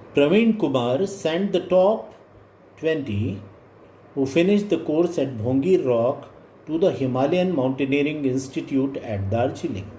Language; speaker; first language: English; non-native, local second language; Hindi